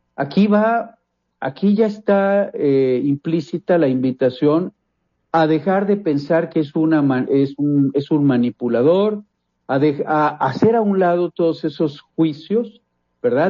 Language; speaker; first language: Spanish; native; Spanish